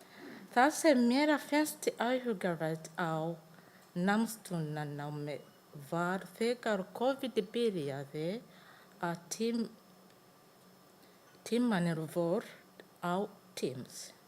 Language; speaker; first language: Icelandic; non-native, learner; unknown